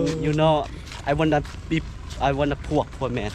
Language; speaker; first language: English; non-native, learner; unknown